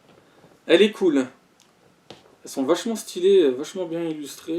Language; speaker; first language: French; native; French